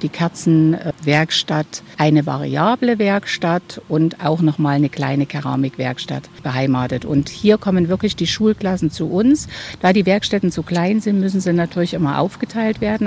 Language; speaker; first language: German; native; German